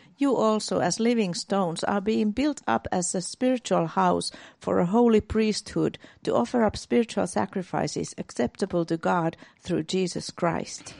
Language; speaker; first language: English; non-native, fluent; Finnish